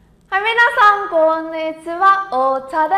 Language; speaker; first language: Japanese; non-native, fluent; Vietnamese